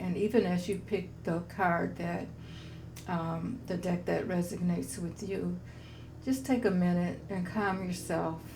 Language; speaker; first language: English; native; English